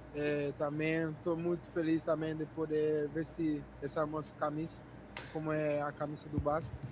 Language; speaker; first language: Portuguese; non-native, fluent; Spanish